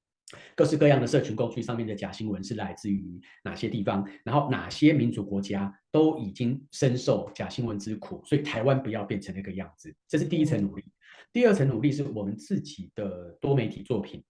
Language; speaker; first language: Chinese; native; Chinese